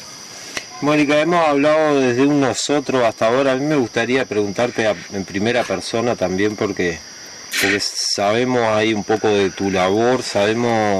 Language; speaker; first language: Spanish; native; Spanish